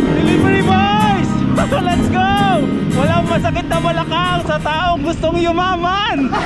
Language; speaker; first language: Filipino; native; Filipino